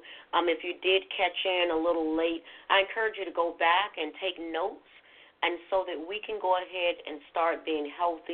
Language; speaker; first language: English; native; English